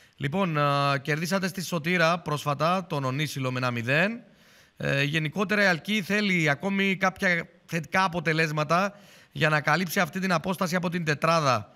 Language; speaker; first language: Greek; native; Greek